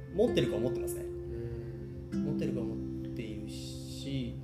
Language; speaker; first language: Japanese; native; Japanese